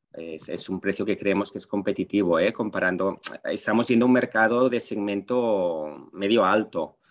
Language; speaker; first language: Spanish; non-native, local second language; Catalan